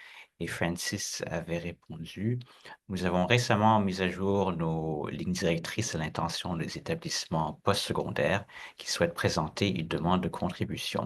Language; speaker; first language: French; native; French